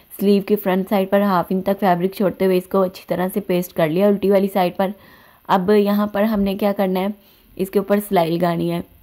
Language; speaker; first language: Urdu; native; Urdu